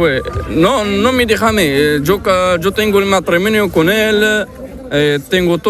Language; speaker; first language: Spanish; non-native, learner; Arabic